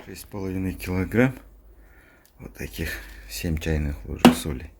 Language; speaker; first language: Russian; non-native, local second language; Kazakh